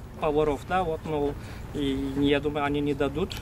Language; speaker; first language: Russian; non-native, fluent; Turkish